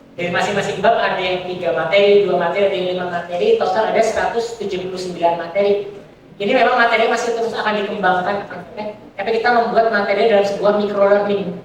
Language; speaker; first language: Indonesian; native; Indonesian